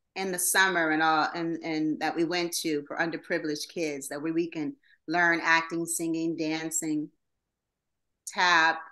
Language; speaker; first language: English; native; English